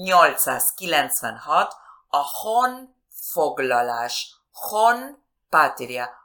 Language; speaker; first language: Hungarian; non-native, learner; Spanish